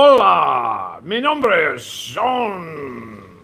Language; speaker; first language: Spanish; non-native, learner; English